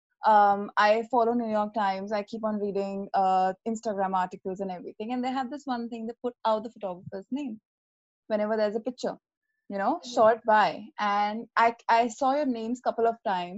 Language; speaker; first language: English; non-native, local second language; Hindi